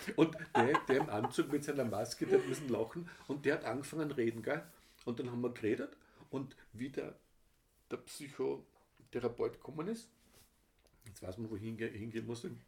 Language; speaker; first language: German; native; German